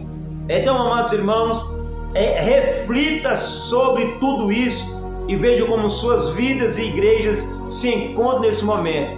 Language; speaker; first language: Portuguese; native; Portuguese